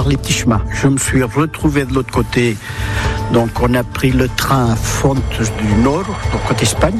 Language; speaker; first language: French; early bilingual, other home language; Portuguese